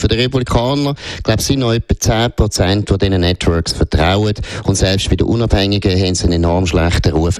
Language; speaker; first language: German; native; German